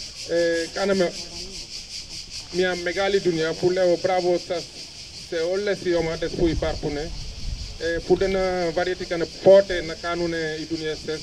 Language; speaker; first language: Greek; non-native, fluent; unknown